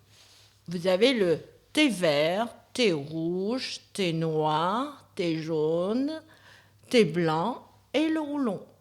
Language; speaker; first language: French; non-native, fluent; Chinese